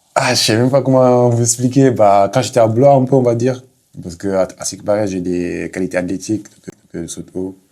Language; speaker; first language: French; non-native, local second language; Wolof